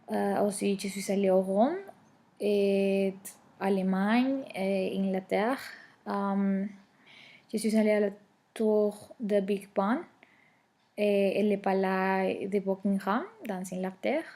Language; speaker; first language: French; non-native, learner; Spanish